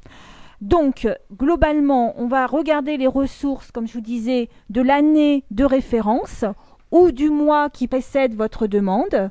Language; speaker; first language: French; native; French